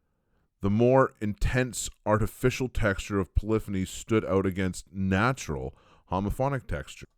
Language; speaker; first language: English; native; English